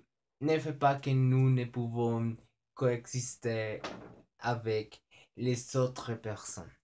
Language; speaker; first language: French; non-native, learner; Spanish